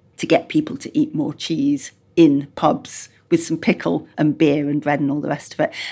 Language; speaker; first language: English; native; English